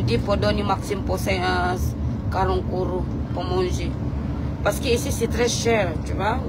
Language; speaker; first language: French; non-native, learner; Filipino